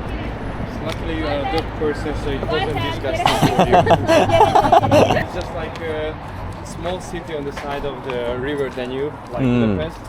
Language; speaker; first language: English; non-native, fluent; Hungarian